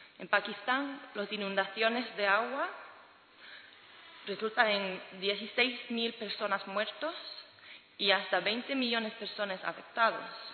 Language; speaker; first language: Spanish; non-native, learner; English